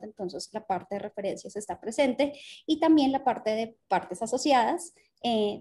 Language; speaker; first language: Spanish; native; Spanish